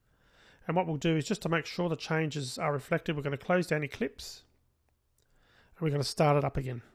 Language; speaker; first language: English; native; English